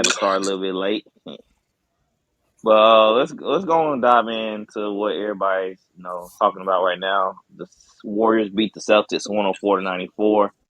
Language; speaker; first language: English; native; English